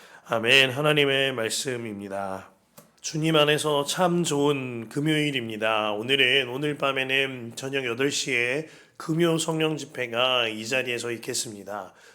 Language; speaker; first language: Korean; native; Korean